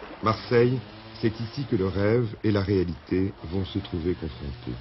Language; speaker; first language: French; native; French